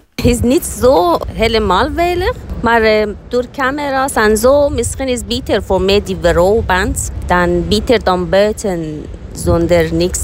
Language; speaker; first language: Dutch; non-native, learner; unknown